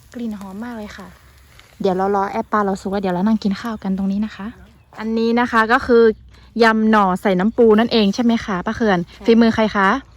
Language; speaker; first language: Thai; non-native, local second language; Western Kayah